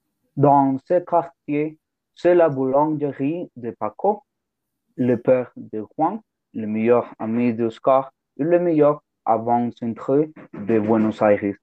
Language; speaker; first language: French; non-native, learner; Spanish